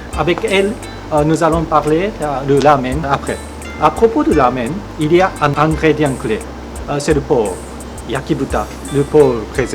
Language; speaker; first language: French; non-native, fluent; Japanese